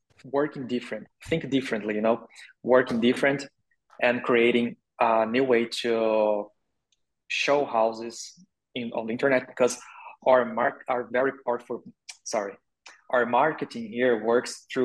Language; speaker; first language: English; non-native, learner; Portuguese